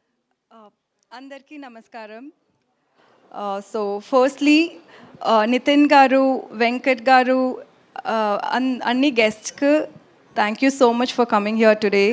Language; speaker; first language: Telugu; non-native, learner; Tamil